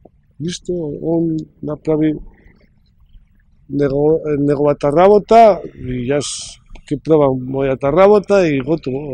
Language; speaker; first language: Macedonian; non-native, learner; Spanish